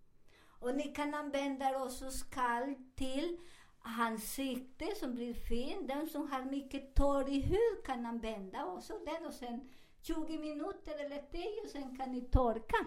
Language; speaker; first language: Swedish; non-native, learner; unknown